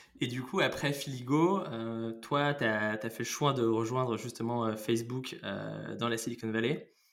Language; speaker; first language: French; native; French